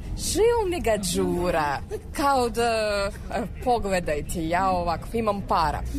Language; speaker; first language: Serbian; non-native, fluent; Russian